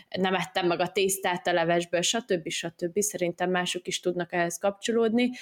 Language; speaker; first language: Hungarian; early bilingual, heritage; Hungarian